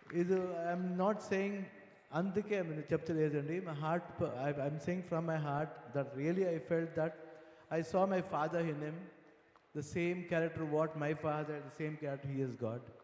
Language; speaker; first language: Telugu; non-native, learner; Kannada